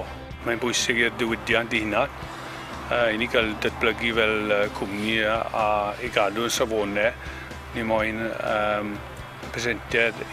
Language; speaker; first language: Welsh; native; Welsh